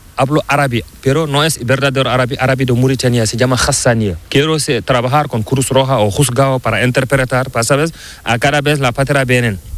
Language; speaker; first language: Spanish; non-native, learner; Fula